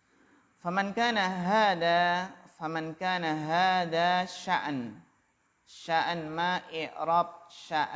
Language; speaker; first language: Arabic; non-native, fluent; Indonesian